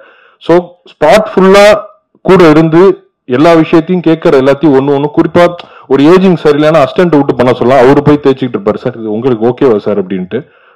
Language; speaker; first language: Tamil; native; Tamil